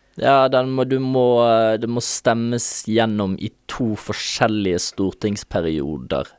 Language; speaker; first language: Norwegian; native; Norwegian